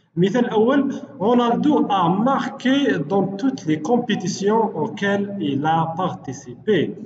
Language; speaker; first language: French; non-native, local second language; Arabic